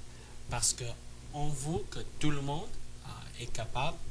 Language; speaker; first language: French; non-native, learner; English